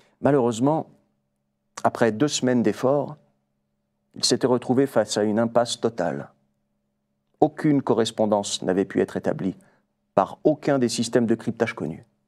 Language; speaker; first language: French; native; French